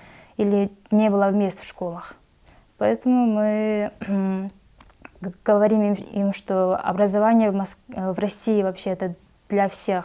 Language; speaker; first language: Russian; non-native, local second language; Kyrgyz